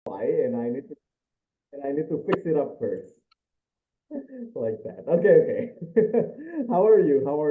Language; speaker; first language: English; non-native, fluent; Indonesian